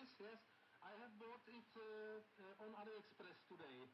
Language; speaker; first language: English; non-native, learner; Czech